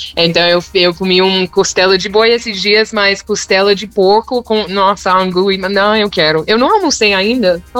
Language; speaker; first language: Portuguese; non-native, fluent; English